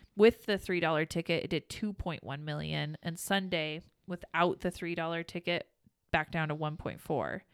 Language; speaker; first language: English; native; English